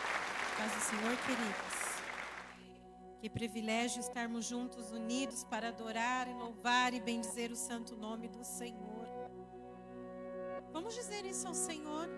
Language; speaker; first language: Portuguese; native; Portuguese